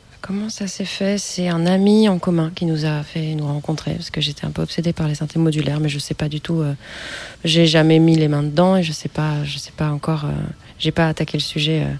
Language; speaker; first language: French; native; French